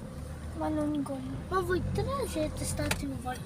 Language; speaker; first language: Italian; early bilingual, other home language; Filipino